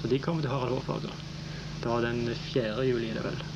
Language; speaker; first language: Norwegian; native; Norwegian